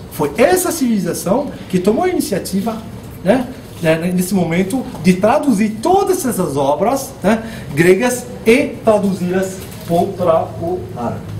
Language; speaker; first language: Portuguese; non-native, fluent; Arabic